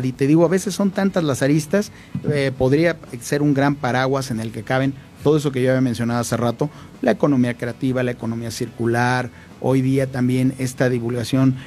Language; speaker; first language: Spanish; native; Spanish